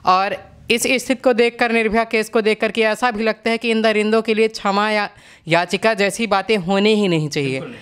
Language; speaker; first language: Hindi; native; Hindi